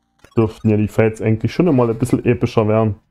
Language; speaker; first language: German; native; German